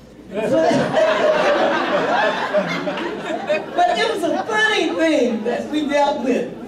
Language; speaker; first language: English; native; English